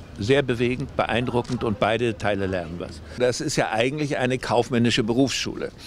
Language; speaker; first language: German; native; German